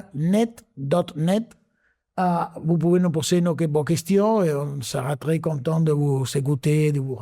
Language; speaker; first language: French; non-native, fluent; Spanish